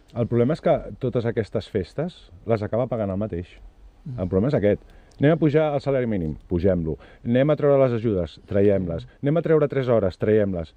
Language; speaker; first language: Catalan; native; Catalan